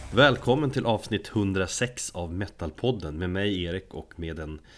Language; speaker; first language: Swedish; native; Swedish